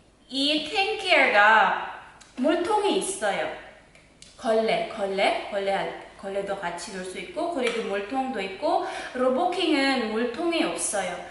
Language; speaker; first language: Korean; non-native, fluent; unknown